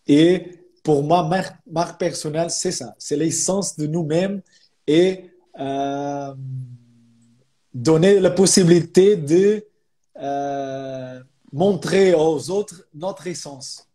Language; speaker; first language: French; non-native, fluent; Portuguese